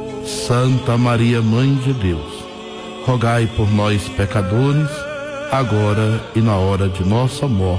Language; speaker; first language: Portuguese; native; Portuguese